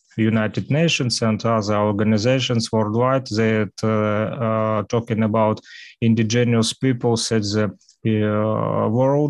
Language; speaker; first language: English; non-native, learner; Russian